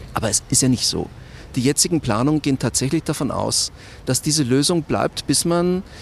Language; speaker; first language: German; native; German